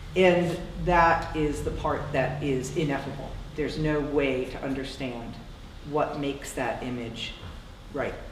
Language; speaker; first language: English; native; English